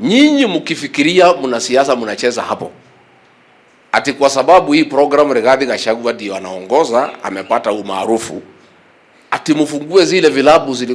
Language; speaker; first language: Swahili; non-native, local second language; Kikuyu